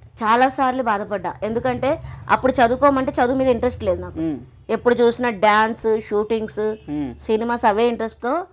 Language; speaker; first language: Telugu; native; Telugu